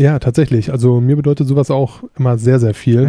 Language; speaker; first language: German; native; German